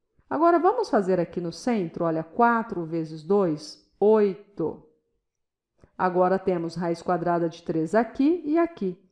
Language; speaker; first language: Portuguese; native; Portuguese